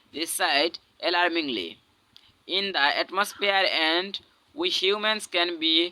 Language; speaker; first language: English; non-native, local second language; Bangla